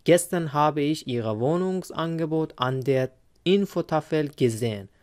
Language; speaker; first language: German; non-native, fluent; Persian